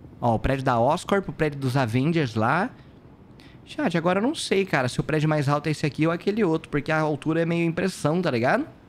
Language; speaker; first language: Portuguese; native; Portuguese